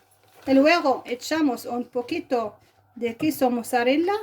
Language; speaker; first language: Spanish; non-native, fluent; Arabic